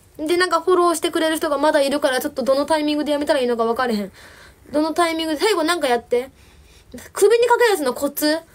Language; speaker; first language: Japanese; native; Japanese